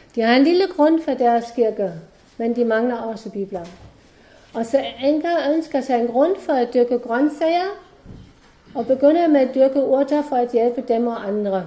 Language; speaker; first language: Danish; non-native, fluent; German